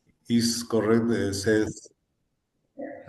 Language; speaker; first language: English; non-native, learner; Spanish